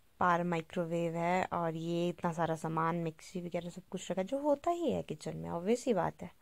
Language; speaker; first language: Hindi; native; Hindi